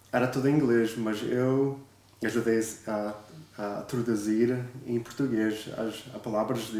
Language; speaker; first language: Portuguese; early bilingual, other home language; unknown